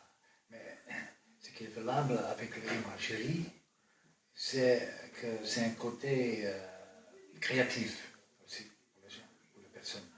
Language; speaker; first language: French; non-native, fluent; Dutch